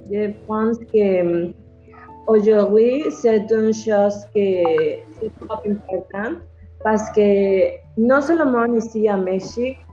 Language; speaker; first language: French; non-native, learner; Spanish